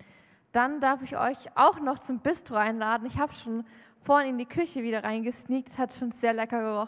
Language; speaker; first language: German; native; German